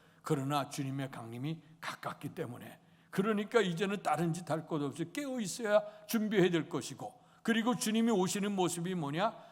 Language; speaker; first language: Korean; native; Korean